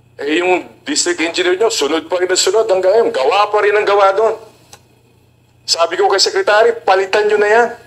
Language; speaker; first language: Filipino; native; Filipino